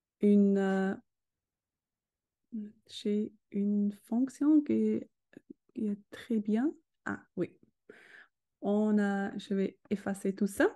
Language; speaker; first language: French; non-native, learner; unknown